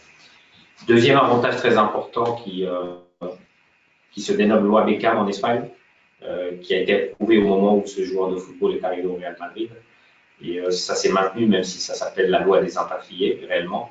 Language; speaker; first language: French; native; French